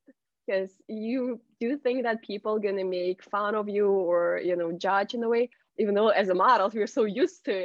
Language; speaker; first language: English; non-native, fluent; Russian